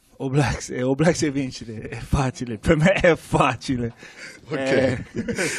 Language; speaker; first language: Italian; non-native, learner; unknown